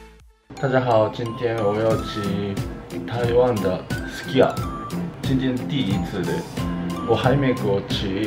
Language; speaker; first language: Chinese; non-native, learner; Japanese